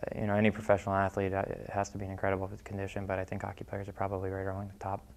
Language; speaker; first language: English; native; English